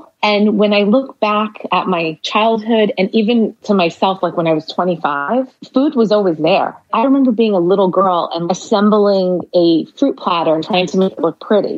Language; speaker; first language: English; early bilingual, other home language; Arabic